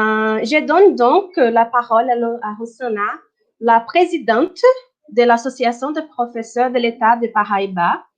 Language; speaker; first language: French; non-native, fluent; Portuguese